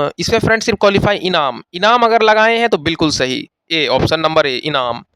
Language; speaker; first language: Hindi; native; Hindi